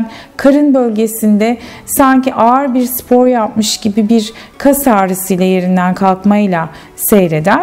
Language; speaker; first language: Turkish; native; Turkish